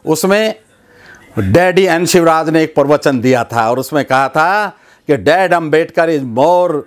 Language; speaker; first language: Hindi; native; Hindi